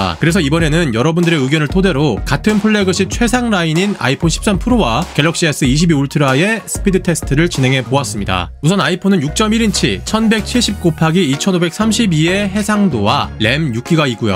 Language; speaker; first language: Korean; native; Korean